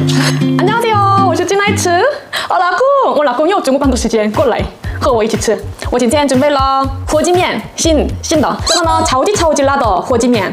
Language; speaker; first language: Chinese; non-native, learner; Korean